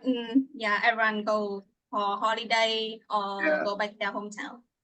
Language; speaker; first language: English; non-native, fluent; Vietnamese